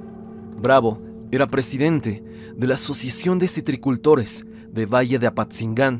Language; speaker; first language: Spanish; native; Spanish